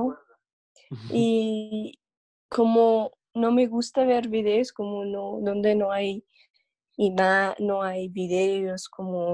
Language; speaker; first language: Spanish; non-native, learner; English